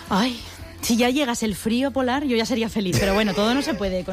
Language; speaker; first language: Spanish; native; Spanish